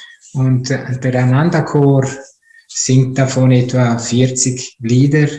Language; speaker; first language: German; non-native, fluent; Italian